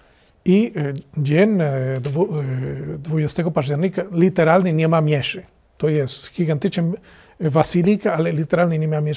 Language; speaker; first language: Polish; non-native, learner; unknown